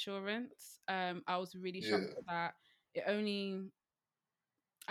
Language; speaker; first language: English; native; English